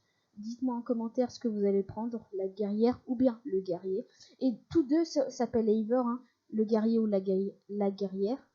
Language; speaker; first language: French; native; French